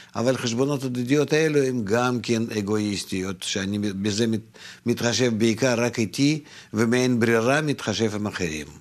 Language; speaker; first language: Hebrew; non-native, fluent; Russian